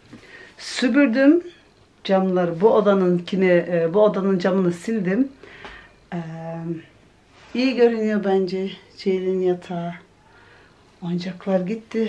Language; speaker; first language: Turkish; early bilingual, other home language; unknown